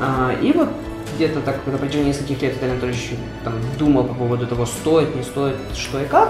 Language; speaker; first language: Russian; non-native, local second language; Ukrainian